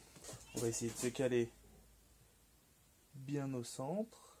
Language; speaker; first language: French; native; French